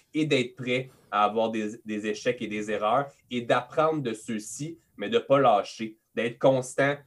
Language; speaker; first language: French; native; French